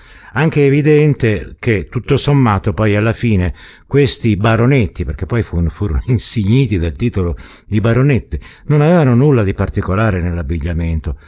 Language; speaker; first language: Italian; native; Italian